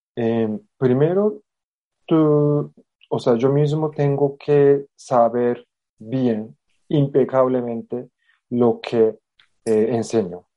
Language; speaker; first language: Spanish; non-native, fluent; Japanese